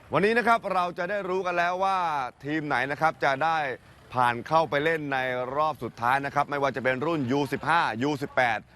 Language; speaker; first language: Thai; native; Thai